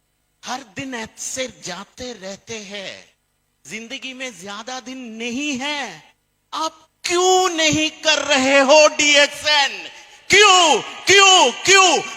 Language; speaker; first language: Hindi; non-native, local second language; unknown